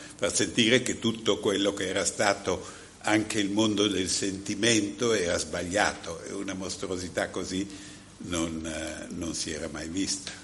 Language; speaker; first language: Italian; native; Italian